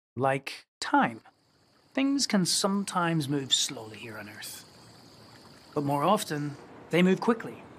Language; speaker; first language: English; native; English